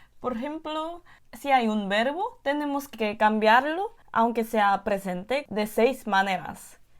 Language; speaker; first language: Spanish; non-native, fluent; Korean